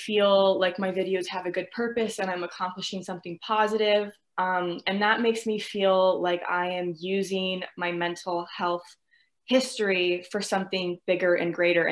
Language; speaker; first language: English; native; English